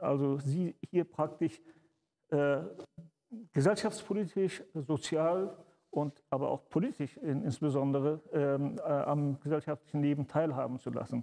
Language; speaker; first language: German; early bilingual, other home language; Turkish